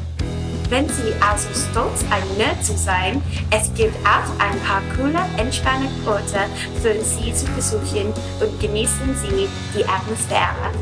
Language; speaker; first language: German; non-native, learner; English